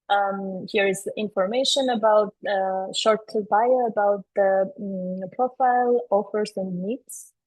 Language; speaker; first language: English; non-native, fluent; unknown